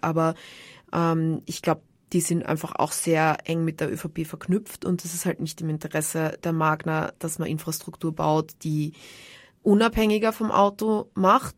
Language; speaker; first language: German; native; German